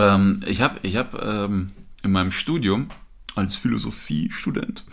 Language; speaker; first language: German; native; German